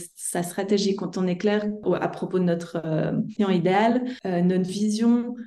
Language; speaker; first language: French; native; French